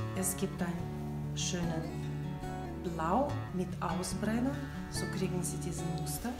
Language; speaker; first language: German; non-native, fluent; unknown